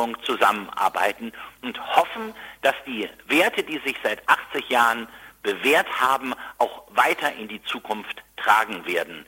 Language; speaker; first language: German; native; German